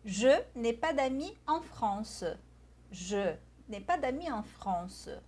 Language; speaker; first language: French; non-native, fluent; Portuguese